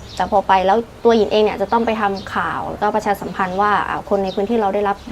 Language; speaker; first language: Thai; native; Thai